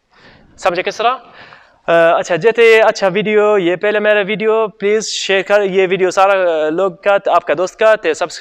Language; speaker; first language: Hindi; non-native, learner; Arabic